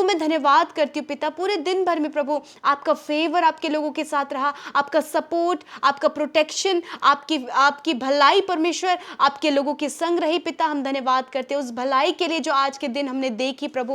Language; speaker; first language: Hindi; native; Hindi